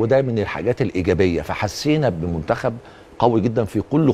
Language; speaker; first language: Arabic; native; Arabic